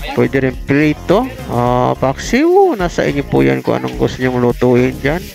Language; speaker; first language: Filipino; non-native, local second language; Cebuano